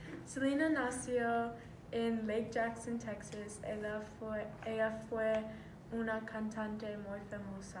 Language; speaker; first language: Spanish; non-native, learner; English